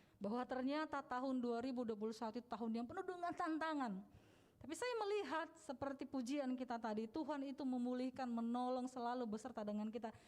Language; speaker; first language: Indonesian; non-native, local second language; Batak Toba